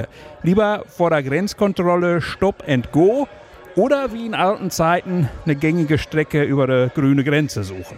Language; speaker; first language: German; native; German